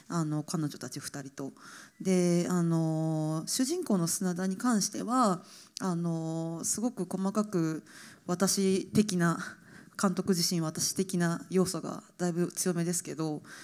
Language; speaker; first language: Japanese; native; Japanese